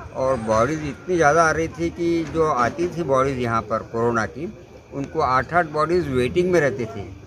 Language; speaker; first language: Hindi; non-native, local second language; Marathi